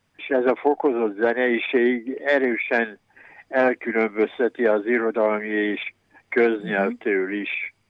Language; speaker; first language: Hungarian; native; Hungarian